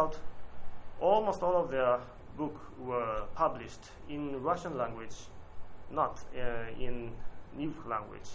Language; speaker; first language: English; non-native, learner; Japanese